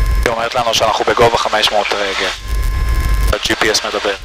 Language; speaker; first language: Hebrew; native; Hebrew